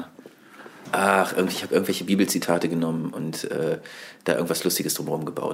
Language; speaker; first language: German; native; German